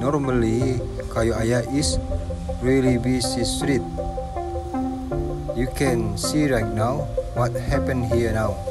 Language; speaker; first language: English; non-native, learner; Indonesian